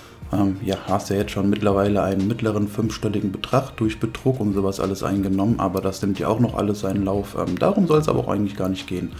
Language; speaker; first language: German; native; German